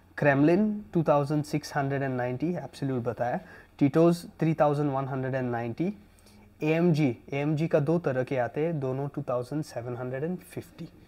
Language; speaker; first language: Hindi; non-native, local second language; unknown